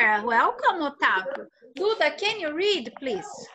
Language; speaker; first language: English; non-native, fluent; Portuguese